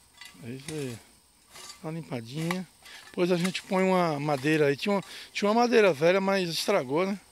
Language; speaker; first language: Portuguese; native; Portuguese